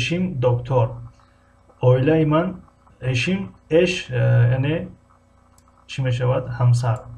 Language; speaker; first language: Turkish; non-native, fluent; Tajik